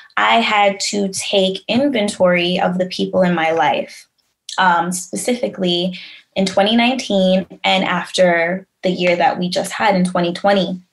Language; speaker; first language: English; native; English